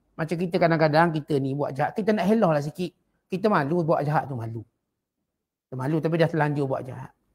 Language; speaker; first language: Malay; native; Malay